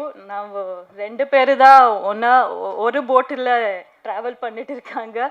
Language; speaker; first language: Tamil; non-native, learner; Kannada